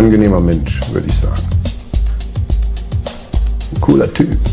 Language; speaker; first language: German; native; German